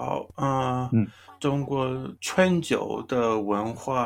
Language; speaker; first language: Chinese; non-native, fluent; English